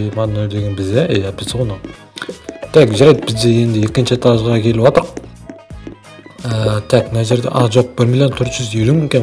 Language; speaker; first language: Kazakh; native; Kazakh